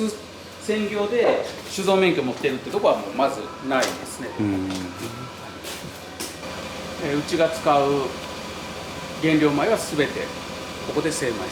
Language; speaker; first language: Japanese; native; Japanese